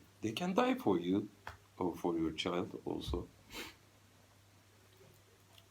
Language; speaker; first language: English; non-native, fluent; Turkish